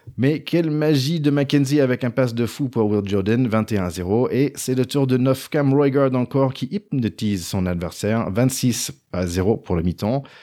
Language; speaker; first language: French; non-native, fluent; English